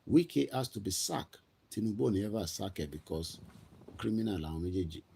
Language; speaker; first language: English; non-native, local second language; Yoruba